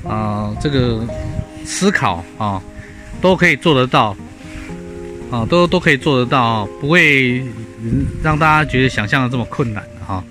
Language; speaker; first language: Chinese; native; Chinese